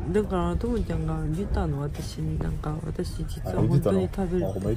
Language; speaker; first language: Japanese; non-native, fluent; Korean